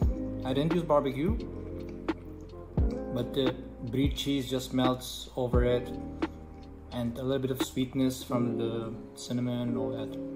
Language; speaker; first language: English; non-native, local second language; Filipino